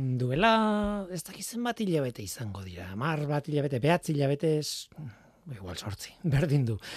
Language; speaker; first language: Basque; non-native, local second language; Spanish